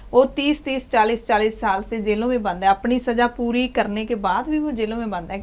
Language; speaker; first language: Hindi; non-native, local second language; Punjabi